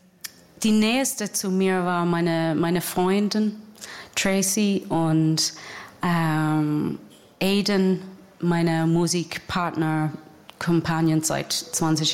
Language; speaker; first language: German; non-native, fluent; English